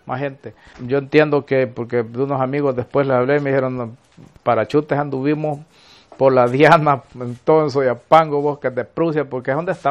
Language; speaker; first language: Spanish; native; Spanish